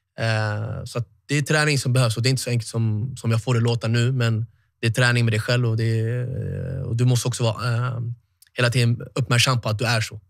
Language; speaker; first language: Swedish; early bilingual, other home language; Tigrinya